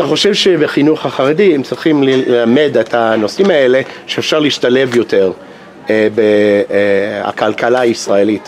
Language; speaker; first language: Hebrew; non-native, fluent; English